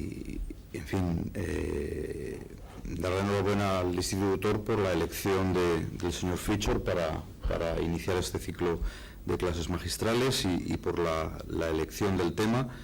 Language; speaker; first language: Spanish; native; Spanish